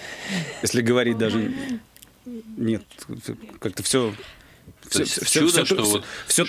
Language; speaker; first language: Russian; native; Russian